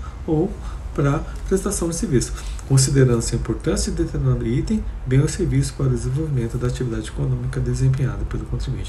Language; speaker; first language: Portuguese; native; Portuguese